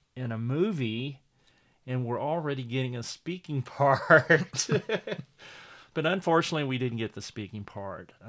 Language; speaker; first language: English; native; English